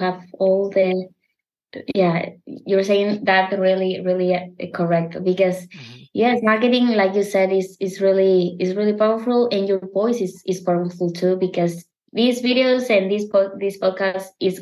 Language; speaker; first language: English; non-native, fluent; Spanish